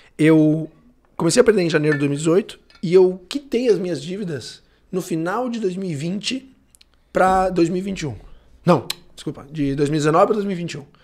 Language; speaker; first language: Portuguese; early bilingual, heritage; Portuguese